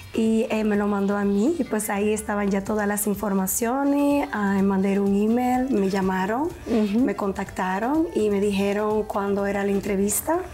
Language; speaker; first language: Spanish; native; Spanish